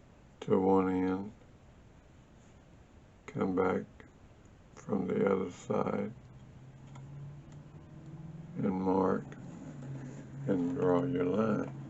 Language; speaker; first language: English; native; English